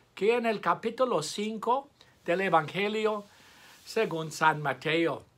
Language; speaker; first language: Spanish; non-native, fluent; English